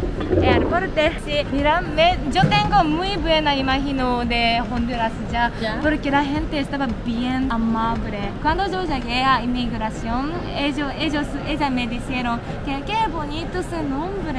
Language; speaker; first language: Spanish; non-native, learner; Japanese